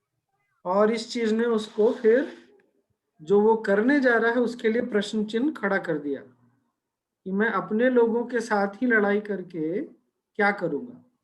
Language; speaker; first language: Hindi; native; Hindi